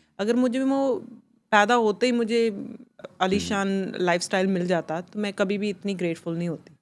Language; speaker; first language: Hindi; non-native, local second language; Punjabi